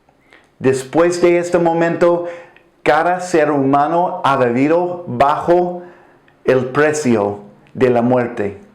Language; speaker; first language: Spanish; non-native, fluent; English